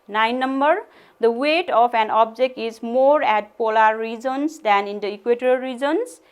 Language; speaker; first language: English; non-native, local second language; Nepali